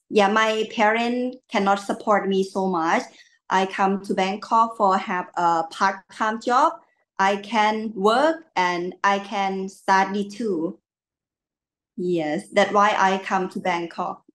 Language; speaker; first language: English; non-native, learner; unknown